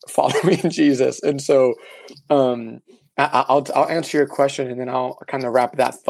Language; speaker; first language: English; early bilingual, other home language; Spanish